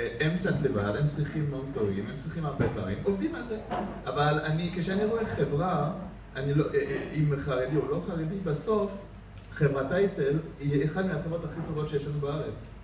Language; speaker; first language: Hebrew; non-native, fluent; French